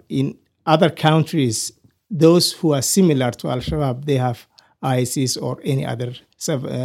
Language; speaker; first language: English; non-native, fluent; Somali